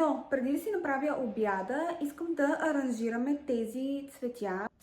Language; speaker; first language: Bulgarian; native; Bulgarian